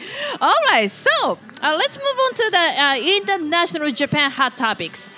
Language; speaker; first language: English; non-native, fluent; Japanese